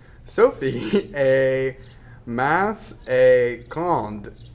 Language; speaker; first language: French; non-native, learner; English